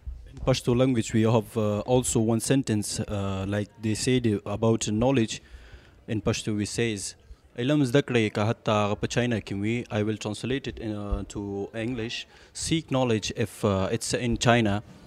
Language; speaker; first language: English; non-native, learner; Pashto